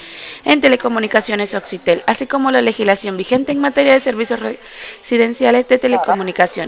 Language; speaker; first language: Spanish; native; Spanish